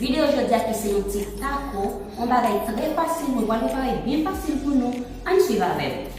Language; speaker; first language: French; early bilingual, heritage; Haitian Creole